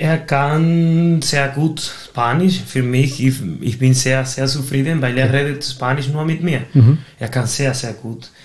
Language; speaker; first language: German; non-native, fluent; Spanish